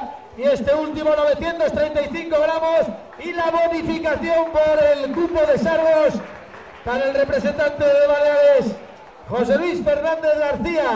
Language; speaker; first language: Spanish; native; Spanish